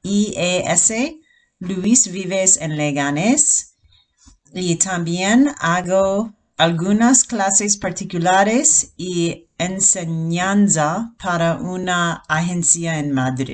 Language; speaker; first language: Spanish; non-native, fluent; English